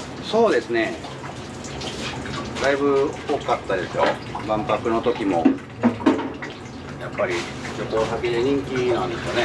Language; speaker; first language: Japanese; native; Japanese